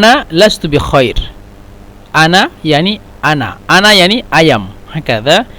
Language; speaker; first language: Arabic; non-native, fluent; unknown